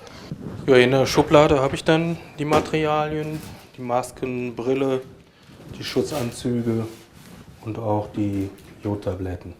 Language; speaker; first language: German; native; German